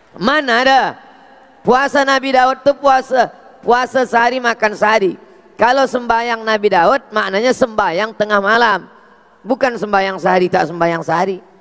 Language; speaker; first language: Indonesian; native; Indonesian